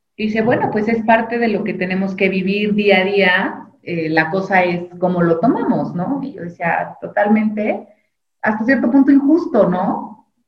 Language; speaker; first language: Spanish; native; Spanish